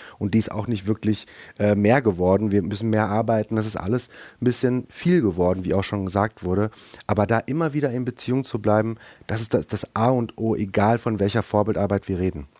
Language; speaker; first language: German; early bilingual, other home language; Turkish